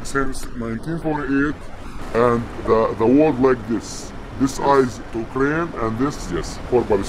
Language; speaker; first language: English; non-native, fluent; Arabic